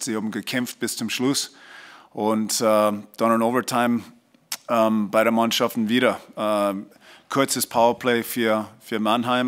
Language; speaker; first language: German; non-native, fluent; English